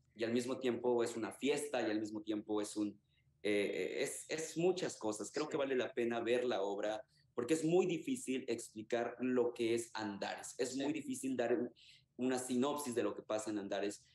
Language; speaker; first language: Spanish; native; Spanish